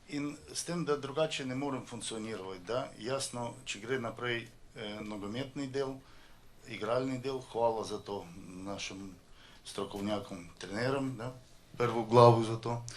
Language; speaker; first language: Slovenian; non-native, learner; Russian